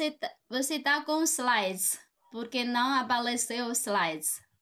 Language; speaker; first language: Portuguese; non-native, fluent; Chinese